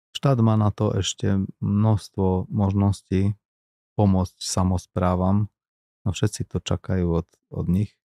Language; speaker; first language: Slovak; non-native, local second language; Hungarian